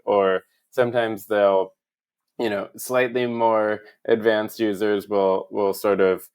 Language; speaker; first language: English; native; English